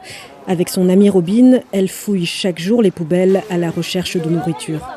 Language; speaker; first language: French; native; French